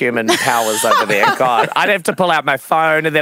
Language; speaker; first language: English; native; English